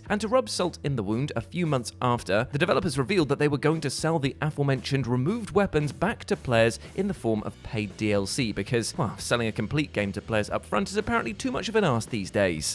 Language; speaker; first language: English; native; English